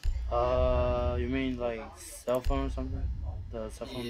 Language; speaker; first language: English; non-native, fluent; Chinese